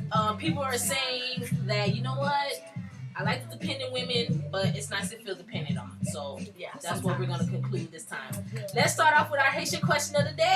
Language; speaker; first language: English; early bilingual, other home language; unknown